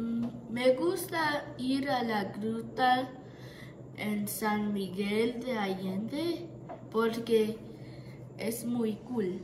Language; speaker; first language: Spanish; early bilingual, other home language; English